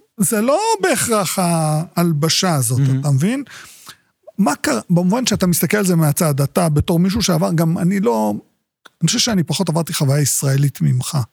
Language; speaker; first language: Hebrew; native; Hebrew